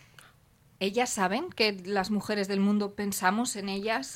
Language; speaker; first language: Spanish; native; Spanish